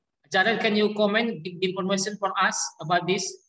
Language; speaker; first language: English; non-native, learner; Indonesian